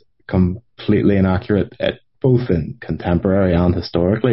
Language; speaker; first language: English; native; English